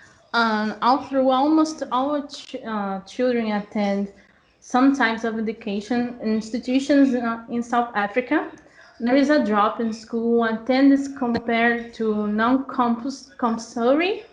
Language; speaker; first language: English; non-native, learner; Portuguese